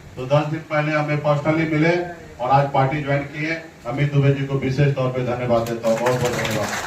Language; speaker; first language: Hindi; native; Hindi